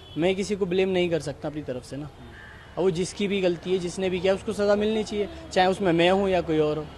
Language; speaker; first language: Hindi; native; Hindi